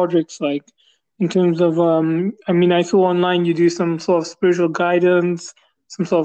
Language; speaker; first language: English; native; English